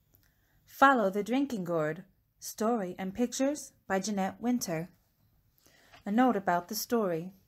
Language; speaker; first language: English; native; English